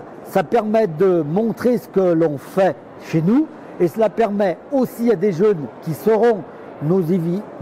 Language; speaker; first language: French; native; French